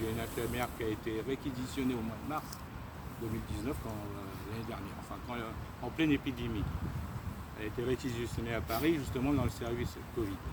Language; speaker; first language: French; native; French